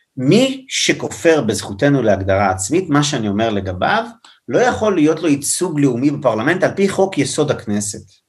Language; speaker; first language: Hebrew; native; Hebrew